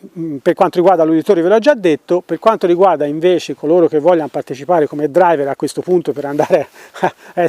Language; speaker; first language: Italian; native; Italian